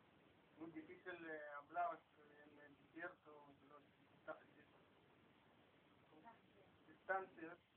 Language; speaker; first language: Spanish; non-native, learner; Hebrew